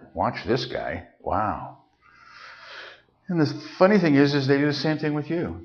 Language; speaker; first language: English; native; English